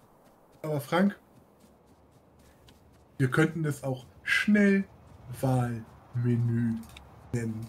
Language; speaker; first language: German; native; German